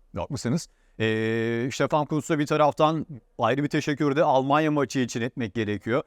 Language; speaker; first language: Turkish; native; Turkish